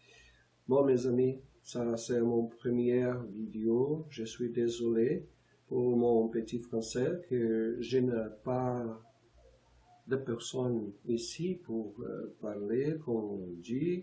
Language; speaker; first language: French; non-native, learner; Portuguese